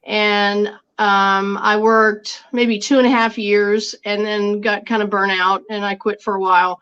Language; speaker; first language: English; native; English